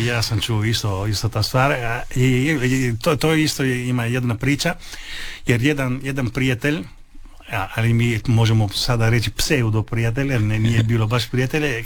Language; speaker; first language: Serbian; early bilingual, heritage; Italian